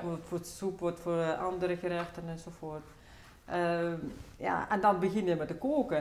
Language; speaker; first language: Dutch; non-native, fluent; Russian